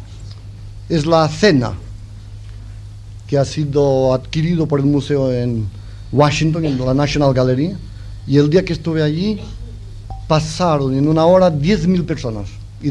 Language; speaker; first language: Spanish; non-native, local second language; Catalan